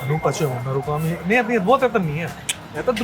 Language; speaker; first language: Russian; non-native, learner; Hindi